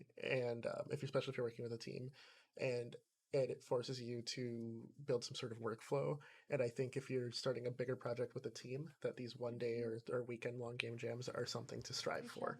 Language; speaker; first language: English; native; English